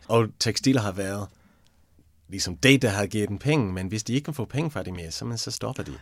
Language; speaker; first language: Danish; non-native, fluent; English